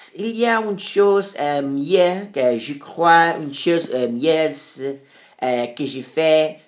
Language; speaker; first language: French; non-native, fluent; Portuguese